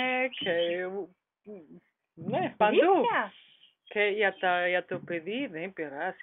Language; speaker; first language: Greek; non-native, learner; German